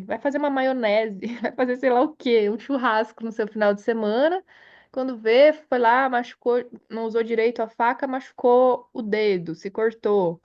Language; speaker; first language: Portuguese; native; Portuguese